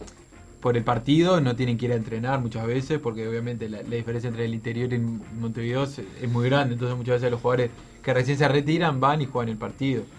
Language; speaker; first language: Spanish; native; Spanish